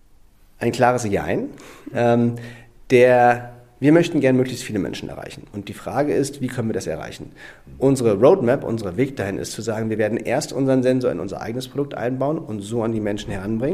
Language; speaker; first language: German; native; German